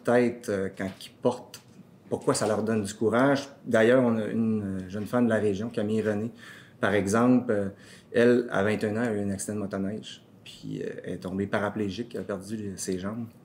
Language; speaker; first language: French; native; French